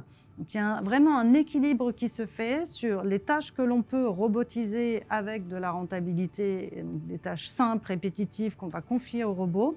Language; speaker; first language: French; native; French